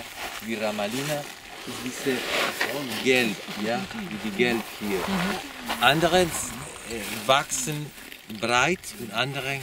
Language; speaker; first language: German; non-native, learner; Spanish